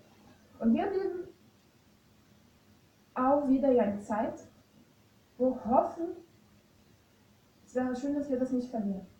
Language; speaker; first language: German; non-native, fluent; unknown